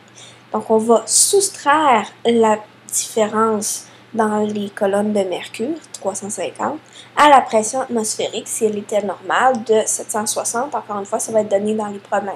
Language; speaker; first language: French; native; French